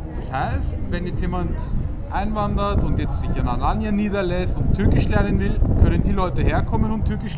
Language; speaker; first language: German; native; German